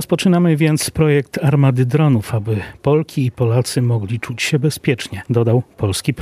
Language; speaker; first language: Polish; native; Polish